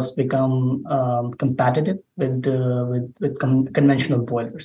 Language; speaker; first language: English; non-native, local second language; Urdu